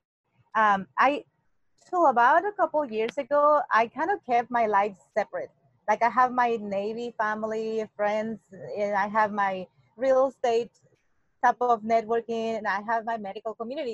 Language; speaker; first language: English; non-native, fluent; Spanish